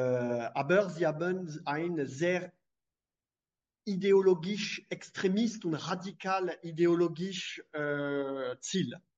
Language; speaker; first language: German; non-native, fluent; French